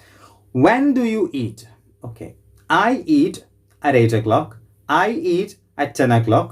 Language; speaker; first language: English; non-native, local second language; Malayalam